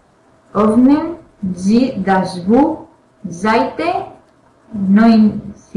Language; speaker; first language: German; non-native, learner; Spanish